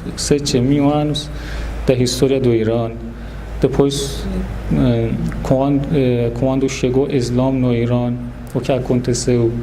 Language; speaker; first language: Portuguese; non-native, fluent; Persian